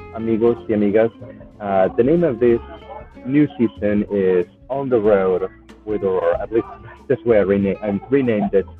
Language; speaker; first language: English; native; English